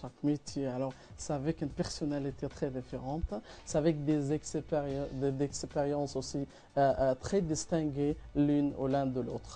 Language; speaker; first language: French; non-native, fluent; Arabic